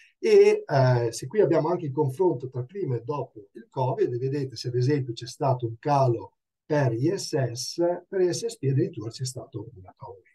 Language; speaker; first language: Italian; native; Italian